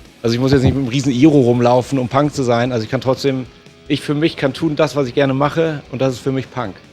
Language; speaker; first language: German; native; German